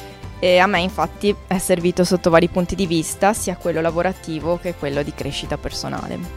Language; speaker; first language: Italian; native; Italian